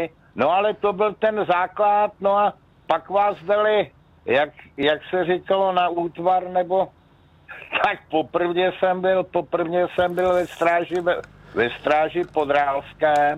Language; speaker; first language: Czech; native; Czech